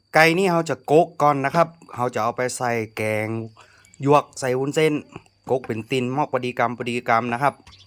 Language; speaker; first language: Thai; native; Thai